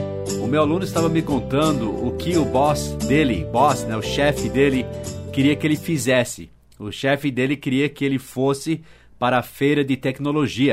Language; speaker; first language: Portuguese; non-native, fluent; English